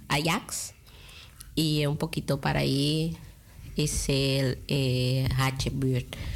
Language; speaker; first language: Spanish; non-native, fluent; Papiamento